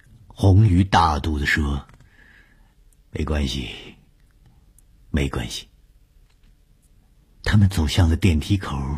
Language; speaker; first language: Chinese; native; Chinese